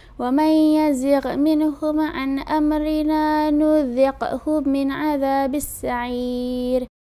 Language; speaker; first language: Arabic; non-native, learner; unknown